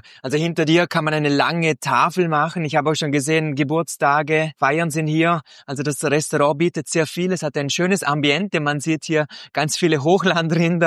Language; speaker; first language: German; native; German